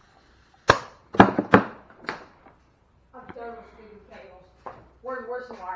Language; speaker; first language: English; native; English